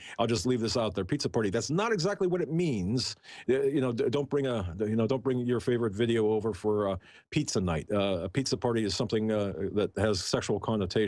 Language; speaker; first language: English; native; English